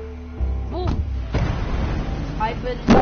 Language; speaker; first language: English; non-native, learner; Greek